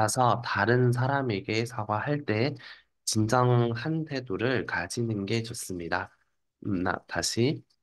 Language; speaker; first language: Korean; non-native, fluent; Vietnamese